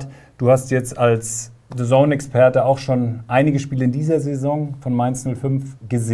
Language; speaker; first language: German; native; German